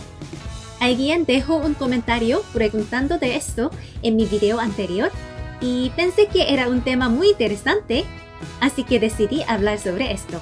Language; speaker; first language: Spanish; non-native, fluent; Korean